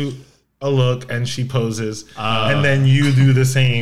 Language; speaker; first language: English; non-native, fluent; Spanish